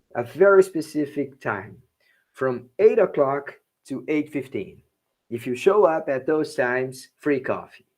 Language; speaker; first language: English; non-native, fluent; Portuguese